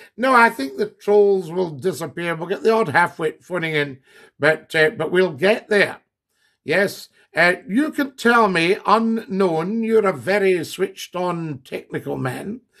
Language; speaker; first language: English; native; English